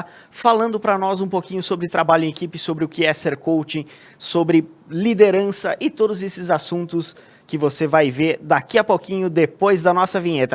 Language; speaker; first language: Portuguese; native; Portuguese